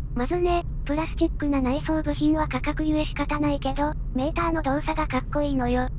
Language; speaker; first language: Japanese; native; Japanese